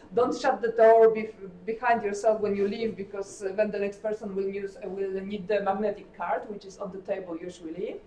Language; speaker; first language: English; non-native, fluent; Polish